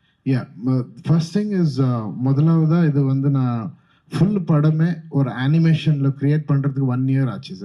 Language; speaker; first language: Tamil; non-native, fluent; Kannada